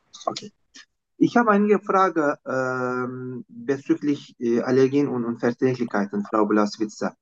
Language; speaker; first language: German; non-native, fluent; Turkish